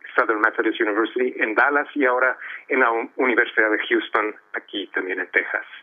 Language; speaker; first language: Spanish; early bilingual, heritage; Spanish